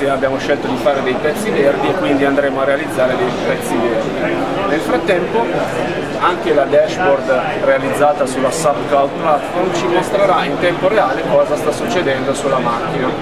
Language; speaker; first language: Italian; native; Italian